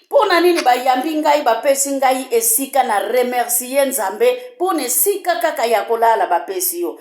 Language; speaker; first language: Lingala; non-native, local second language; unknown